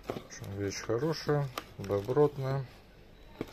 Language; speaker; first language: Russian; native; Russian